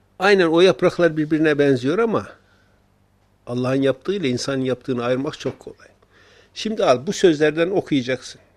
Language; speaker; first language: Turkish; native; Turkish